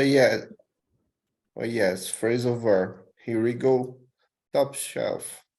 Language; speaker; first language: English; non-native, learner; Portuguese